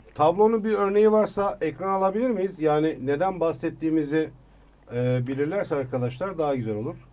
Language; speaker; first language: Turkish; native; Turkish